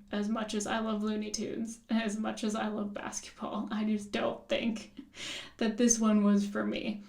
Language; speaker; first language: English; native; English